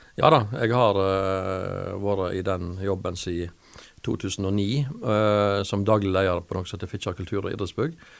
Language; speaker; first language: Norwegian; native; Norwegian